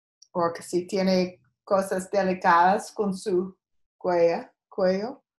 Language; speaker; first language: Spanish; non-native, learner; English